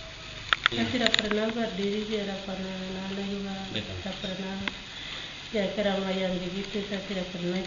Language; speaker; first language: Indonesian; non-native, local second language; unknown